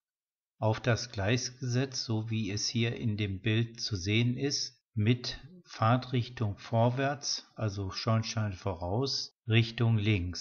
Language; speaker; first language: German; native; German